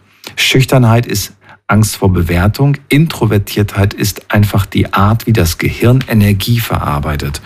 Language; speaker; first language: German; native; German